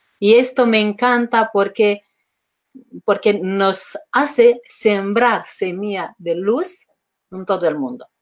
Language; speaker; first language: Spanish; non-native, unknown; Romanian